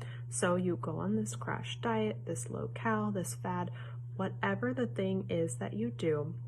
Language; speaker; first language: English; native; English